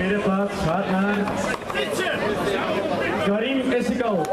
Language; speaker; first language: Dutch; non-native, learner; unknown